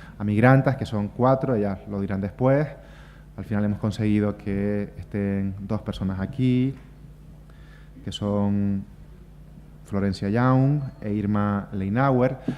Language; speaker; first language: Spanish; native; Spanish